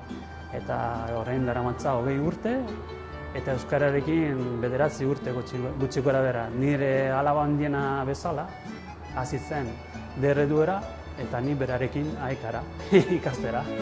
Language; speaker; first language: Basque; non-native, learner; Italian